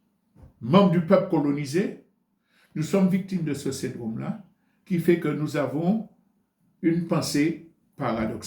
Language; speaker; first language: French; native; French